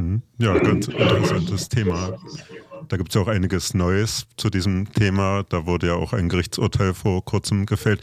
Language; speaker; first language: German; native; German